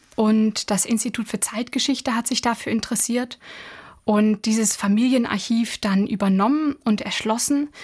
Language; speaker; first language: German; native; German